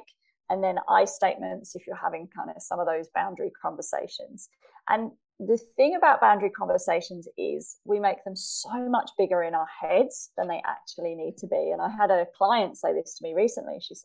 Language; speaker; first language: English; native; English